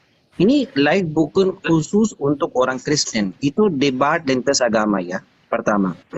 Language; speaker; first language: Indonesian; non-native, learner; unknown